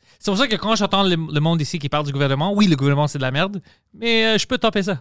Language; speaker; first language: French; non-native, fluent; Greek